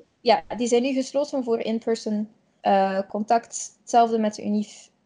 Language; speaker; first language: Dutch; native; Dutch